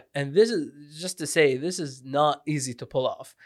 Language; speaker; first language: English; non-native, fluent; Arabic